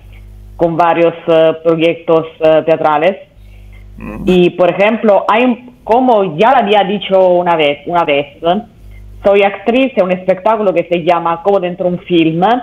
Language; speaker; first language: Spanish; non-native, learner; Italian